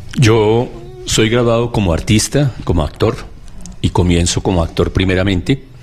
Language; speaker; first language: Spanish; native; Spanish